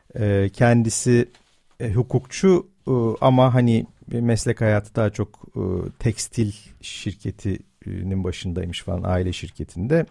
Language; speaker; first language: Turkish; native; Turkish